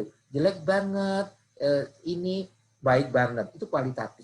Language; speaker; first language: Indonesian; non-native, local second language; Javanese